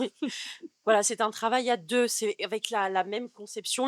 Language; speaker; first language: French; native; French